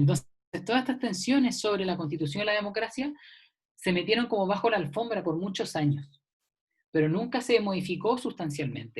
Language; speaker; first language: Spanish; native; Spanish